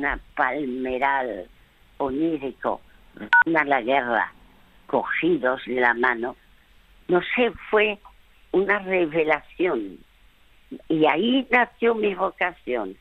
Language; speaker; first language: Spanish; early bilingual, other home language; French